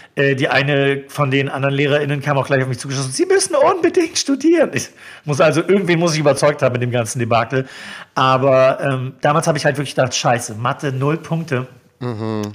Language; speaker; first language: German; native; German